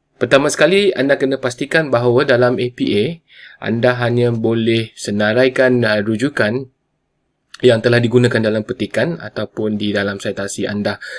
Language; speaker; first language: Malay; non-native, local second language; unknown